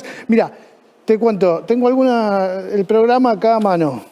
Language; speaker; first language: Spanish; native; Spanish